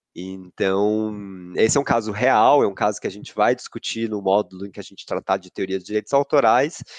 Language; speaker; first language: Portuguese; native; Portuguese